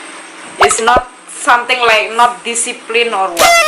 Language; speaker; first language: English; non-native, learner; Indonesian